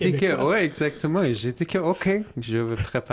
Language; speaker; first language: French; non-native, fluent; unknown